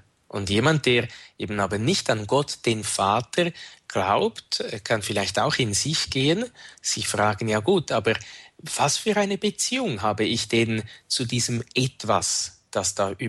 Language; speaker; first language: German; native; German